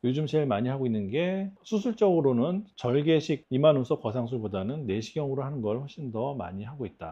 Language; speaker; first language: Korean; native; Korean